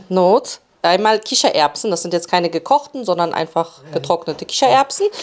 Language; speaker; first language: German; early bilingual, other home language; Polish